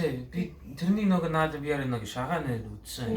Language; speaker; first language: Mongolian; early bilingual, heritage; Mongolian